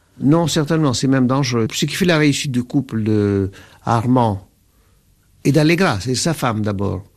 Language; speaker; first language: French; non-native, local second language; Arabic